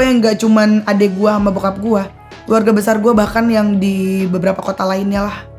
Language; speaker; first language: Indonesian; native; Indonesian